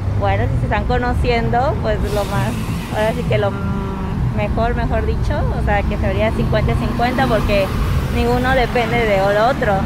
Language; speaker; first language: Spanish; native; Spanish